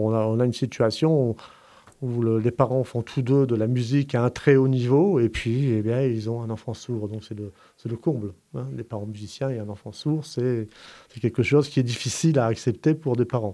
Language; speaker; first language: French; native; French